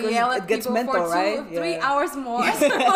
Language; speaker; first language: English; non-native, fluent; Portuguese